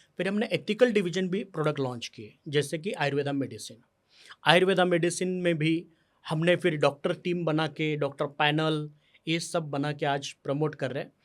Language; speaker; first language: Hindi; non-native, local second language; Marathi